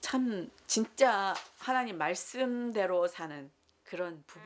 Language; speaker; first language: Korean; native; Korean